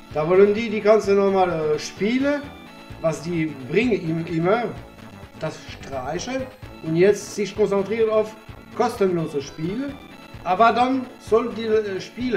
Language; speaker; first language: German; non-native, learner; French